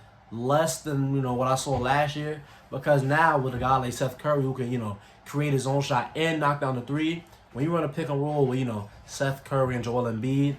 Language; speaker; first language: English; native; English